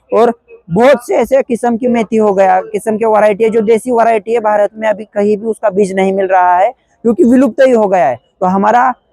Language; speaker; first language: Hindi; non-native, local second language; Marathi